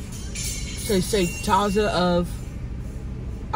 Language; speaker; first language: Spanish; non-native, learner; English